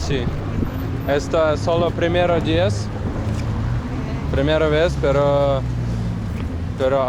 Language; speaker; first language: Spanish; non-native, learner; Russian